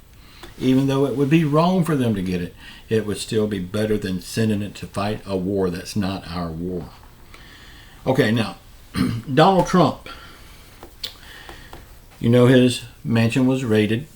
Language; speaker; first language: English; native; English